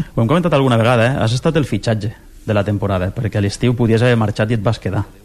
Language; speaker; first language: Catalan; native; Catalan